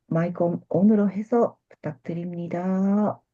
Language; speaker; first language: Korean; native; Korean